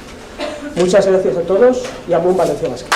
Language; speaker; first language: Spanish; native; Spanish